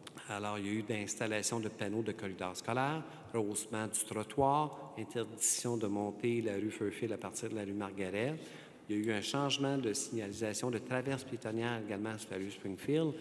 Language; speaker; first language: French; native; French